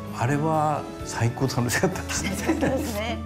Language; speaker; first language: Japanese; native; Japanese